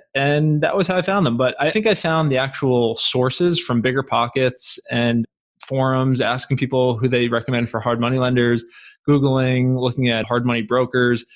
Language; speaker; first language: English; native; English